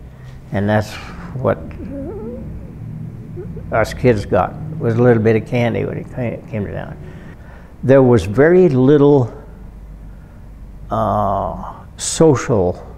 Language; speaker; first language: English; native; English